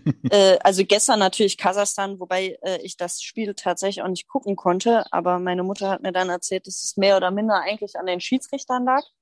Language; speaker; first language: German; native; German